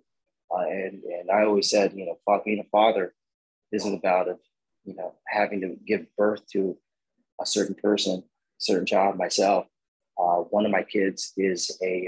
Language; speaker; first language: English; native; English